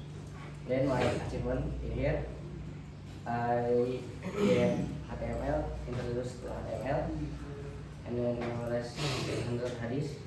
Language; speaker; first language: English; non-native, learner; Indonesian